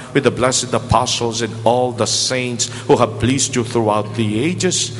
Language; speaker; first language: English; non-native, local second language; Filipino